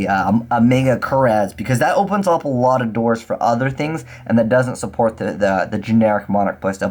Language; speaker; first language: English; native; English